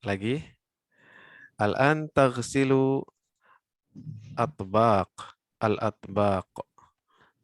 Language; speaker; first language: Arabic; non-native, fluent; Indonesian